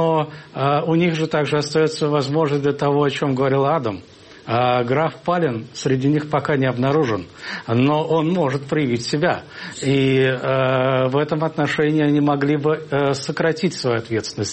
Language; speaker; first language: Russian; native; Russian